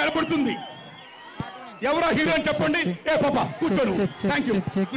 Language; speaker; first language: Telugu; native; Telugu